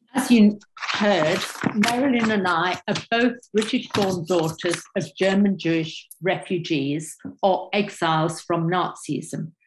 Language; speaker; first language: English; native; English